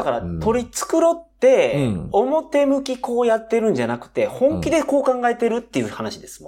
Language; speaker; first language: Japanese; native; Japanese